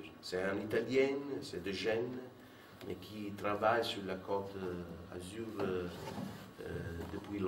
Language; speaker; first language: French; non-native, fluent; Italian